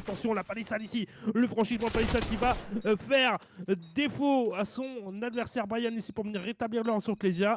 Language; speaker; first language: French; native; French